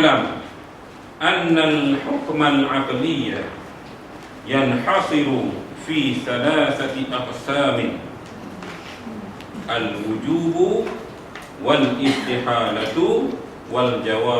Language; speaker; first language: Arabic; non-native, fluent; Malay